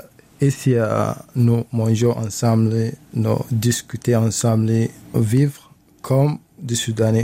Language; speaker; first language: French; non-native, learner; Arabic